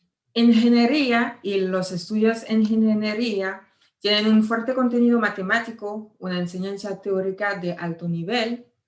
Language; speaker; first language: Spanish; non-native, fluent; French